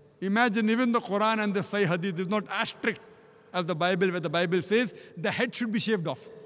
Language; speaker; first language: English; non-native, local second language; Konkani